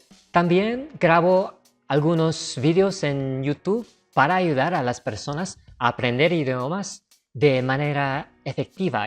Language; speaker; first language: Spanish; non-native, fluent; English